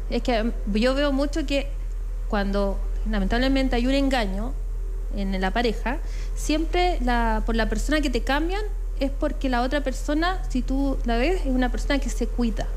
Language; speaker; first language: Spanish; native; Spanish